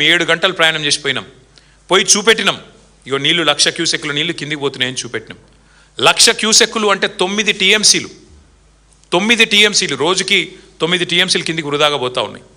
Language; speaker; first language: Telugu; native; Telugu